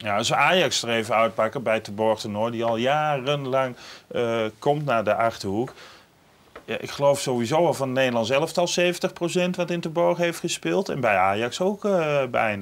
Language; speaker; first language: Dutch; native; Dutch